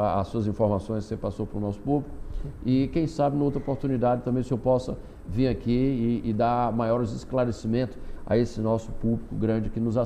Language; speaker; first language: Portuguese; native; Portuguese